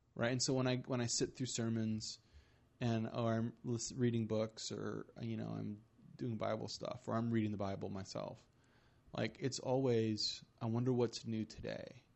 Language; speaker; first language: English; native; English